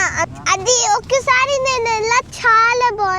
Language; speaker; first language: Telugu; early bilingual, heritage; Telugu